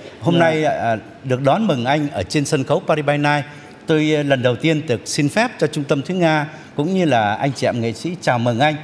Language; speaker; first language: Vietnamese; native; Vietnamese